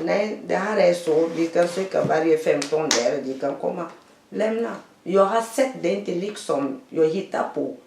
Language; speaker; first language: Swedish; non-native, learner; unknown